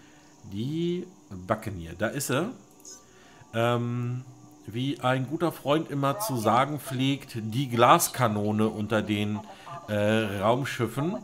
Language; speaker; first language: German; native; German